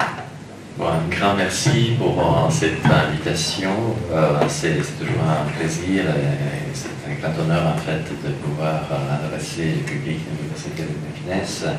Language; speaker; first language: French; non-native, fluent; Italian